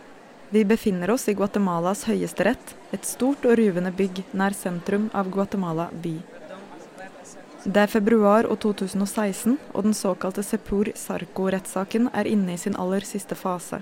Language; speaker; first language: Norwegian; native; Norwegian